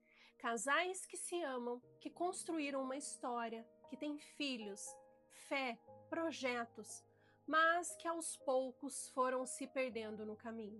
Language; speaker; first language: Portuguese; native; Portuguese